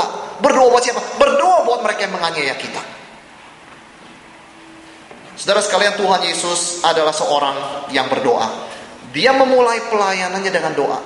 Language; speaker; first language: Indonesian; native; Indonesian